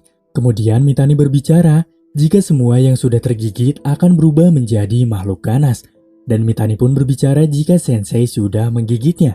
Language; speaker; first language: Indonesian; native; Indonesian